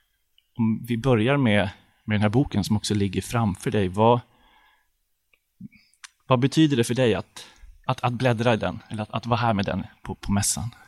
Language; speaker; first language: Swedish; native; Swedish